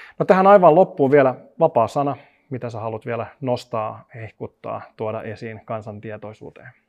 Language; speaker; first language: Finnish; non-native, local second language; Swedish